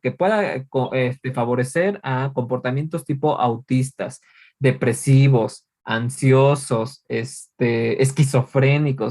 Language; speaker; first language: Spanish; native; Spanish